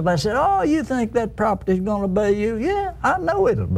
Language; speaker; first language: English; native; English